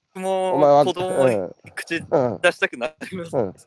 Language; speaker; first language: Japanese; native; Japanese